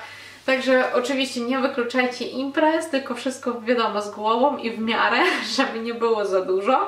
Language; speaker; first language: Polish; non-native, fluent; Ukrainian